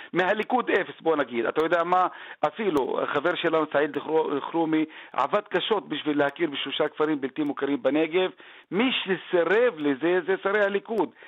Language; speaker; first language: Hebrew; non-native, local second language; Arabic